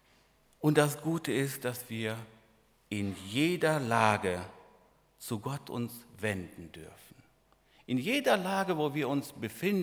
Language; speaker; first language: German; non-native, fluent; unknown